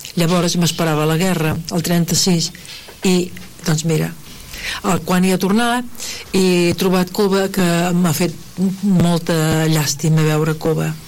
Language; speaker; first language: Catalan; early bilingual, heritage; Catalan